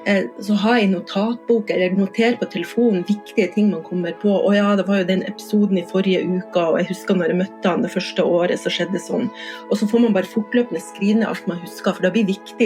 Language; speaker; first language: Norwegian; native; Norwegian